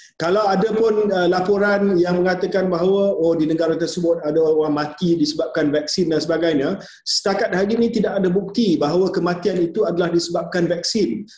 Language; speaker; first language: Malay; native; Malay